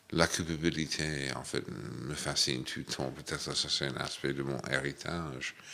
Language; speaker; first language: French; non-native, fluent; English